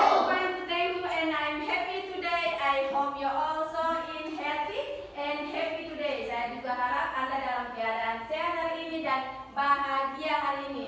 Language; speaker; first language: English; non-native, learner; Indonesian